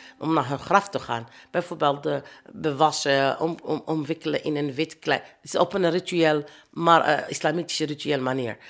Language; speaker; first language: Dutch; non-native, fluent; Arabic